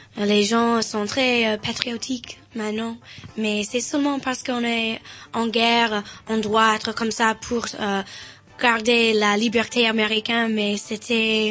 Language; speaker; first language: French; non-native, fluent; English